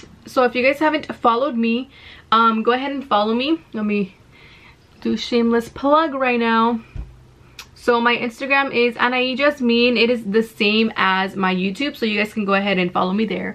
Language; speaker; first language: English; early bilingual, other home language; Spanish